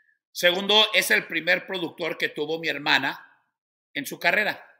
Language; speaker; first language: Spanish; early bilingual, heritage; Spanish